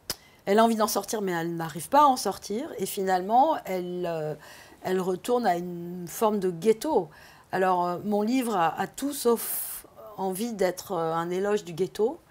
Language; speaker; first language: French; native; French